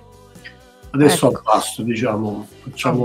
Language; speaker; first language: Italian; native; Italian